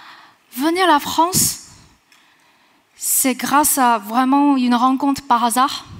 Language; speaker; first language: French; non-native, fluent; Chinese